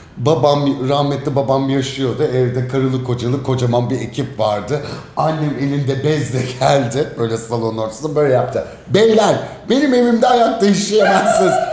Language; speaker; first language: Turkish; native; Turkish